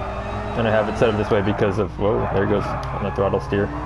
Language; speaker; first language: English; native; English